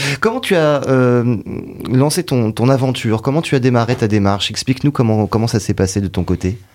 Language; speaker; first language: French; native; French